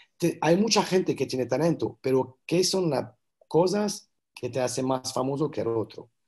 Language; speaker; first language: Spanish; non-native, learner; French